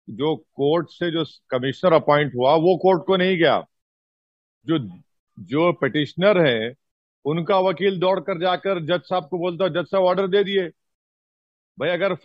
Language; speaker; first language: Hindi; native; Hindi